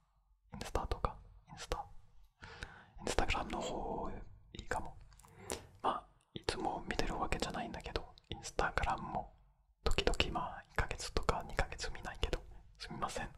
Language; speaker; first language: Japanese; non-native, fluent; French